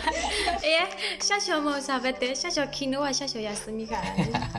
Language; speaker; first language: Japanese; non-native, learner; Burmese